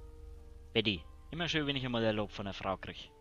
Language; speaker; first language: German; native; German